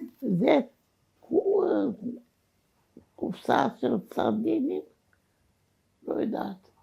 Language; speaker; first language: Hebrew; non-native, fluent; Romanian